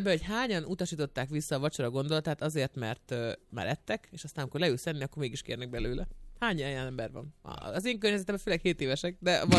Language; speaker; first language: Hungarian; native; Hungarian